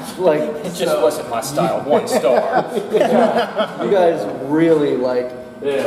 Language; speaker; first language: English; native; English